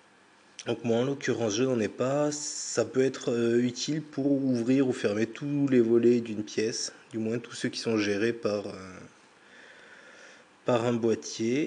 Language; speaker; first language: French; native; French